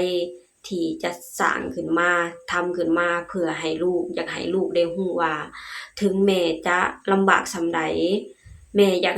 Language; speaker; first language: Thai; non-native, local second language; Lao